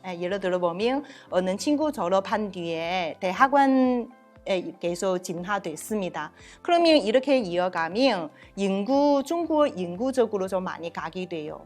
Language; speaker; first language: Korean; non-native, learner; Chinese